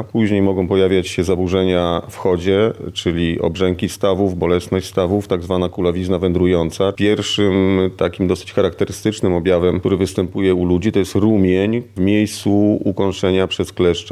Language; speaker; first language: Polish; native; Polish